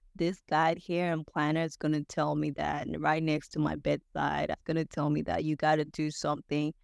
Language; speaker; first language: English; non-native, local second language; Yoruba